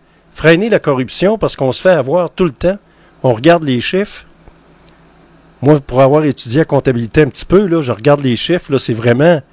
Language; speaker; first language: French; native; French